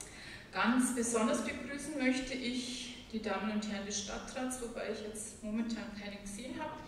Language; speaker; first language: German; native; German